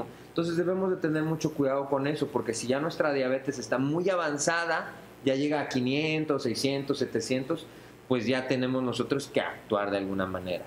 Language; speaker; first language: Spanish; native; Spanish